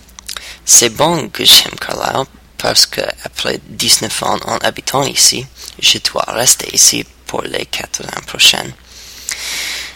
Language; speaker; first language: French; non-native, learner; English